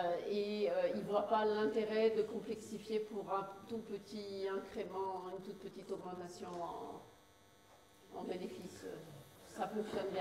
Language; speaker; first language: French; native; French